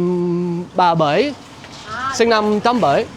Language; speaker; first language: Vietnamese; non-native, learner; English